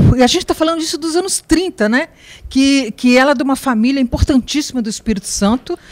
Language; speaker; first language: Portuguese; native; Portuguese